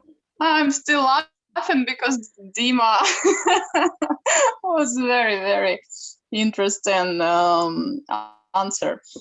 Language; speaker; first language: English; non-native, learner; Ukrainian